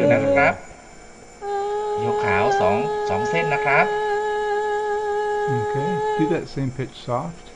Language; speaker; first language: Thai; native; Thai